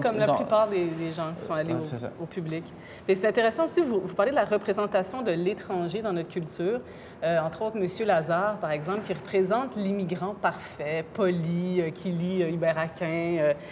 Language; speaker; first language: French; native; French